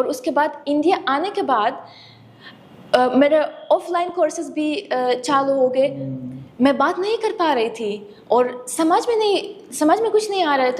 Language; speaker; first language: Hindi; non-native, fluent; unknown